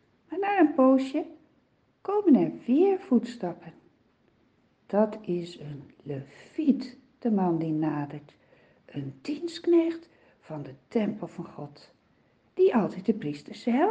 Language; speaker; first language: Dutch; native; Dutch